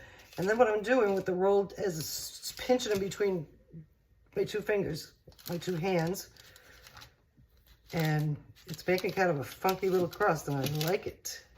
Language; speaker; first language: English; native; English